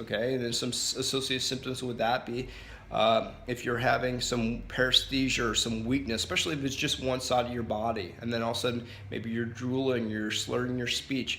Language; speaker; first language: English; native; English